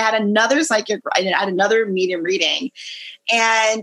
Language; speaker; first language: English; native; English